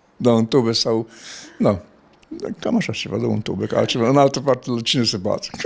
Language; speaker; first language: Romanian; non-native, local second language; Hungarian